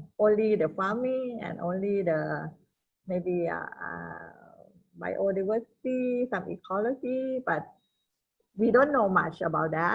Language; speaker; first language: English; non-native, fluent; Thai